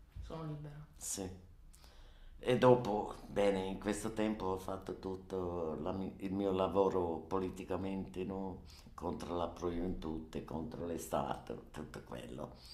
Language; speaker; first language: Italian; non-native, learner; German